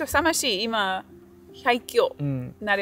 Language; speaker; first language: Japanese; non-native, learner; English